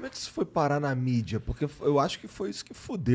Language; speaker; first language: Portuguese; native; Portuguese